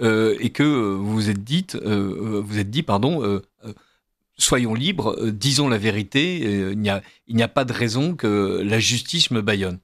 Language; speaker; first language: French; native; French